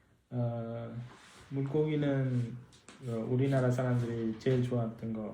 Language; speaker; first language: Korean; non-native, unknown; Uzbek